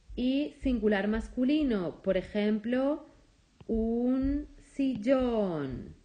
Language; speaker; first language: German; non-native, fluent; Spanish